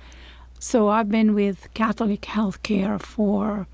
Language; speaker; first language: English; non-native, fluent; Italian